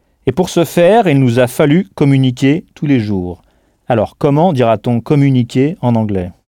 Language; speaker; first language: French; native; French